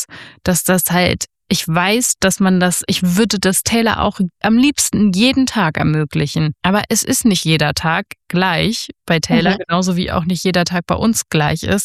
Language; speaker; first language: German; native; German